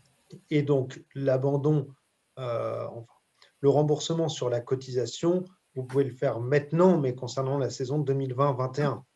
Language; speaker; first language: French; native; French